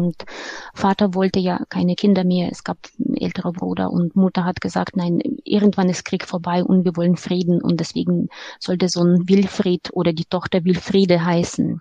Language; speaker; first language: German; non-native, fluent; Ukrainian